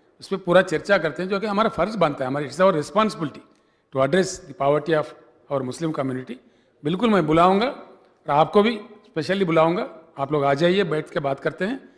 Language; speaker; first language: Hindi; non-native, local second language; Telugu